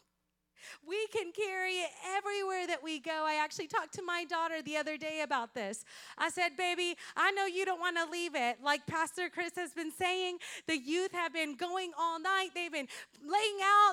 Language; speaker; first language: English; non-native, fluent; Spanish